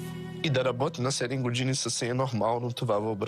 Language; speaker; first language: Bulgarian; non-native, fluent; Portuguese